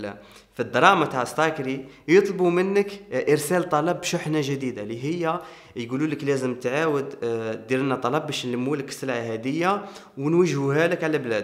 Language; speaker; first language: Arabic; native; Arabic